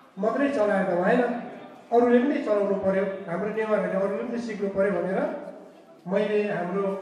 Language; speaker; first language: Nepali; native; Nepali